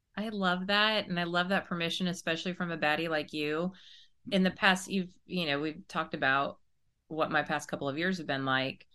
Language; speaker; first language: English; early bilingual, other home language; Italian